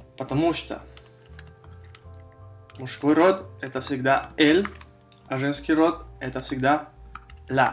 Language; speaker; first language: Russian; non-native, fluent; Spanish